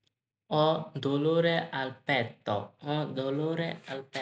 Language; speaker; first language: Italian; non-native, learner; Bangla